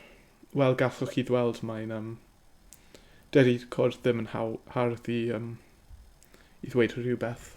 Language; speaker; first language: Welsh; non-native, learner; English